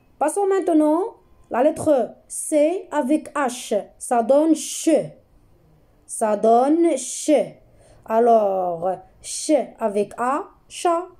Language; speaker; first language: French; non-native, local second language; Arabic